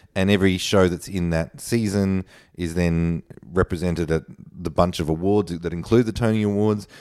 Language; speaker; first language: English; native; English